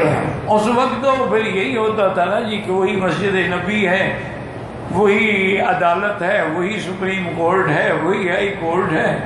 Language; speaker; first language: Urdu; native; Urdu